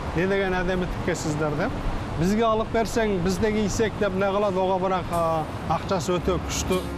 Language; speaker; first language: Kazakh; early bilingual, heritage; Kazakh